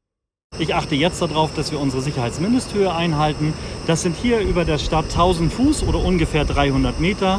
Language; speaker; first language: German; native; German